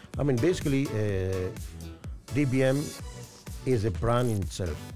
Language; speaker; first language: English; non-native, local second language; Morisyen